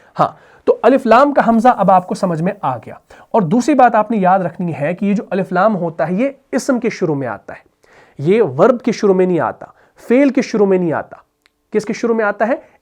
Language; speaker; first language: Urdu; native; Urdu